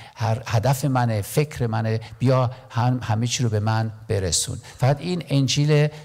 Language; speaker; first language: Persian; non-native, local second language; Armenian